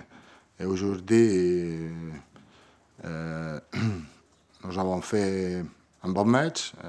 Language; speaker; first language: French; non-native, learner; Italian